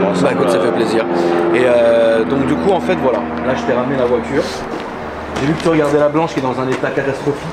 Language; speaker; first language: French; native; French